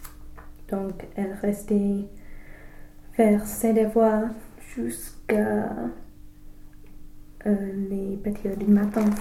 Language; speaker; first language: French; non-native, learner; English